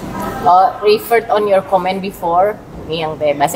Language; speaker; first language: Indonesian; native; Indonesian